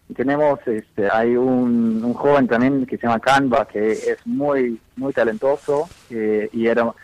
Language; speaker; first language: Spanish; non-native, fluent; English